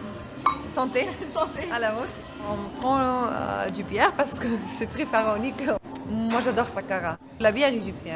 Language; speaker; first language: French; non-native, fluent; Arabic